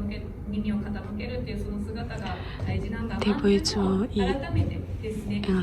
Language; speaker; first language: Japanese; native; Japanese